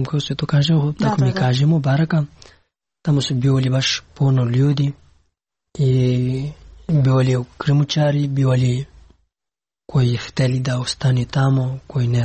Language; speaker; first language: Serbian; non-native, learner; Pashto